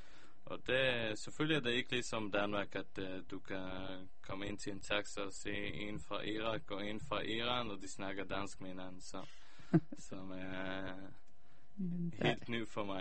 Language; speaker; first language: Danish; early bilingual, heritage; Hebrew